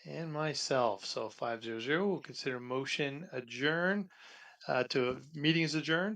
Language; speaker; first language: English; native; English